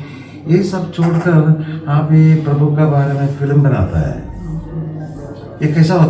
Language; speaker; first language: Hindi; non-native, local second language; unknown